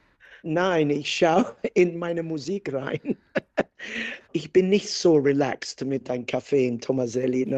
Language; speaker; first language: German; non-native, fluent; English